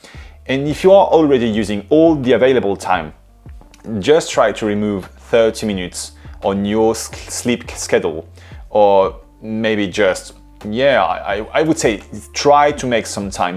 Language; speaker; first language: English; non-native, fluent; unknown